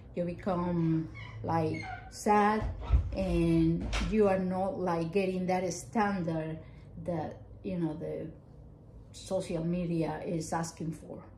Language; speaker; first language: English; non-native, fluent; Spanish